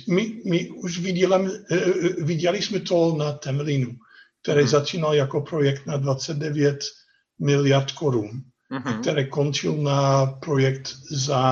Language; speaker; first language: Czech; non-native, fluent; Dutch